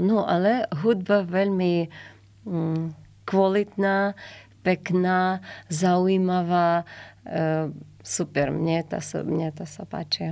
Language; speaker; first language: Slovak; non-native, learner; Ukrainian